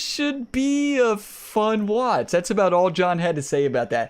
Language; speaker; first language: English; native; English